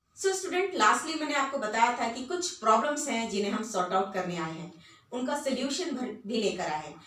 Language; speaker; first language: Hindi; native; Hindi